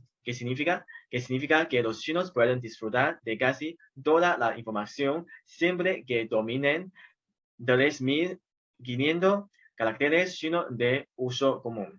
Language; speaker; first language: Spanish; non-native, fluent; Chinese